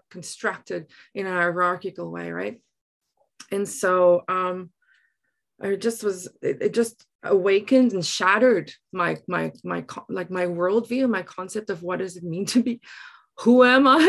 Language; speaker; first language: English; non-native, local second language; Afrikaans